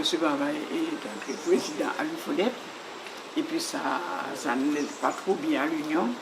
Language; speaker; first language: French; non-native, local second language; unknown